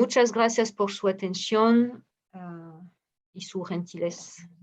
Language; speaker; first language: Spanish; non-native, fluent; French